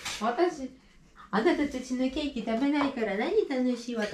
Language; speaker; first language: Japanese; non-native, learner; Russian